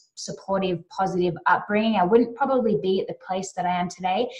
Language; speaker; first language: English; native; English